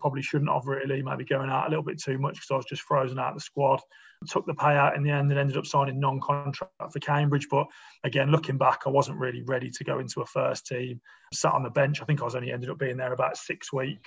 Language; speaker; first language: English; native; English